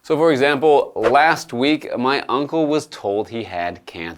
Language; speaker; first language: English; native; English